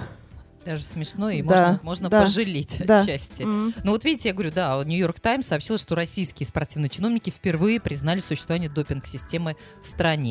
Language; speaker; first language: Russian; native; Russian